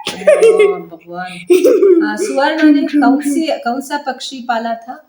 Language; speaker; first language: Hindi; non-native, local second language; Kannada